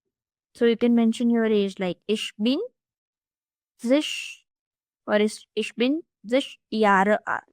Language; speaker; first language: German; non-native, fluent; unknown